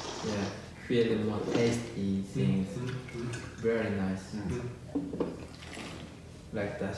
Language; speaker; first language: English; non-native, learner; Japanese